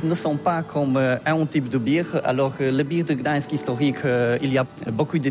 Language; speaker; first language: French; non-native, learner; Polish